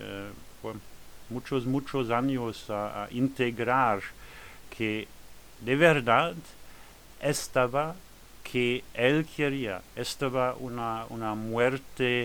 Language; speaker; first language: Spanish; non-native, learner; French